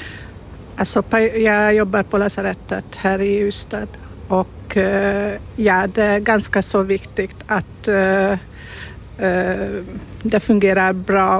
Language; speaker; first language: Swedish; non-native, fluent; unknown